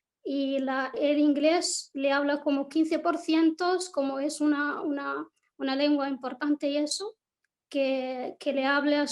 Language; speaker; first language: Spanish; non-native, local second language; Arabic